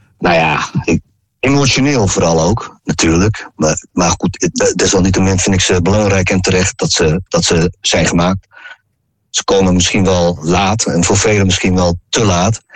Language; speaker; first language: Dutch; native; Dutch